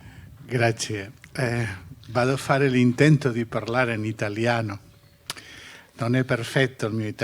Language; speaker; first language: Italian; non-native, fluent; Catalan